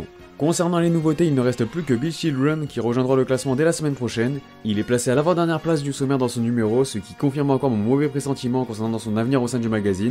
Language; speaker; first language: French; native; French